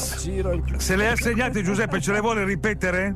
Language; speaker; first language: Italian; native; Italian